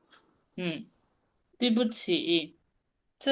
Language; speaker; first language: Chinese; non-native, fluent; Bangla